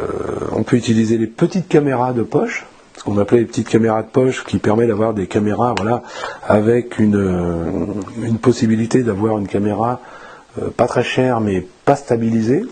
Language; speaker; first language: French; native; French